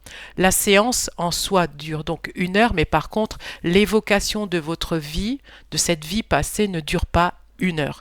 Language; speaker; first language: French; native; French